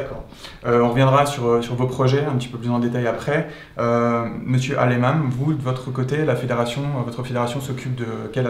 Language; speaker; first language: French; native; French